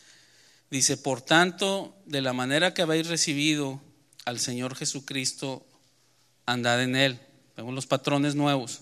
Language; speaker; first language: Spanish; native; Spanish